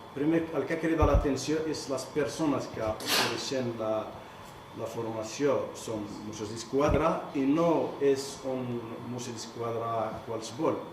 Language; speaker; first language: Catalan; non-native, fluent; Arabic